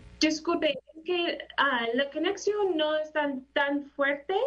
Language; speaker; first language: Spanish; non-native, learner; English